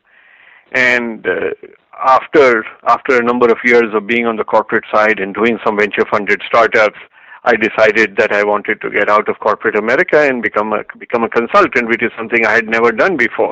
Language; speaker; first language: English; non-native, local second language; Hindi